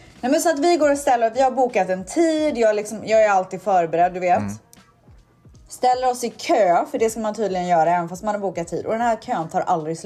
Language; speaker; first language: Swedish; native; Swedish